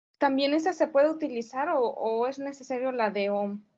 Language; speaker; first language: Spanish; native; Spanish